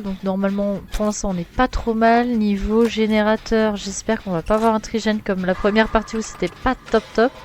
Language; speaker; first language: French; native; French